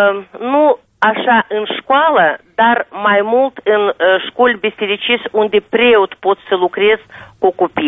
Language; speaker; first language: Romanian; non-native, local second language; Russian